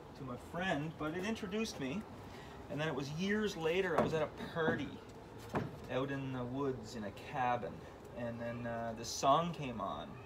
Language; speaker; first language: English; native; English